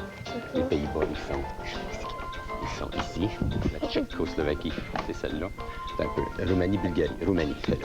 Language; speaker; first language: French; native; French